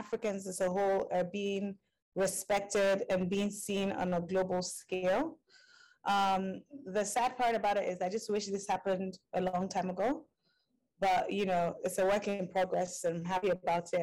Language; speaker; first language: English; non-native, local second language; Igbo